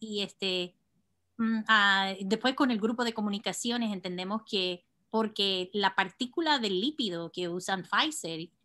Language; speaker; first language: Spanish; native; Spanish